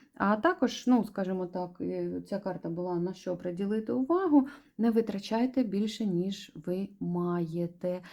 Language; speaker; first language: Ukrainian; non-native, local second language; Russian